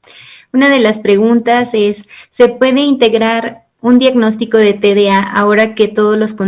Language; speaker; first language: Spanish; native; Spanish